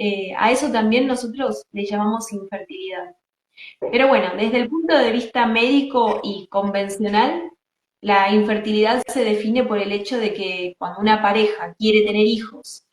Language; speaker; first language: Spanish; native; Spanish